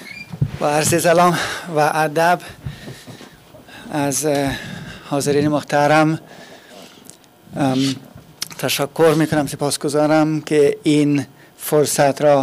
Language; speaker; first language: Persian; non-native, fluent; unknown